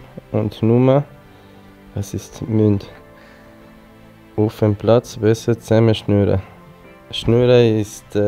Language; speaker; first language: German; non-native, learner; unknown